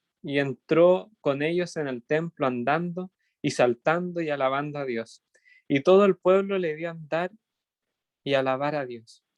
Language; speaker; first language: Spanish; native; Spanish